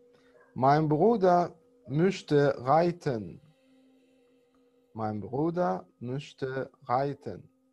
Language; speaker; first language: German; non-native, fluent; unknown